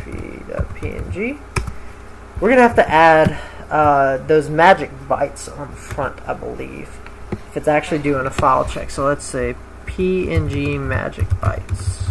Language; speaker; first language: English; native; English